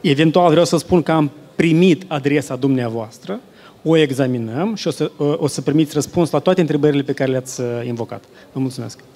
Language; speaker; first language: Romanian; native; Romanian